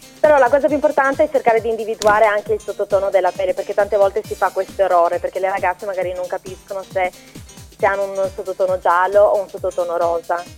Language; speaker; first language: Italian; early bilingual, other home language; Albanian